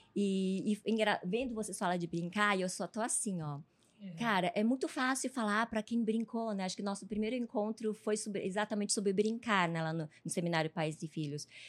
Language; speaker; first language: Portuguese; early bilingual, other home language; Chinese